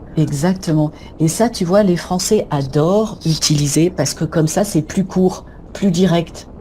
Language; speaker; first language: French; native; French